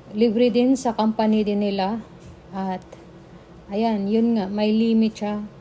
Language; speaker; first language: Filipino; native; Filipino